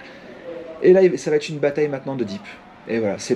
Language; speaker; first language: French; native; French